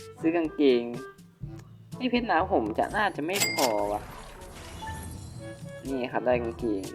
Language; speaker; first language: Thai; native; Thai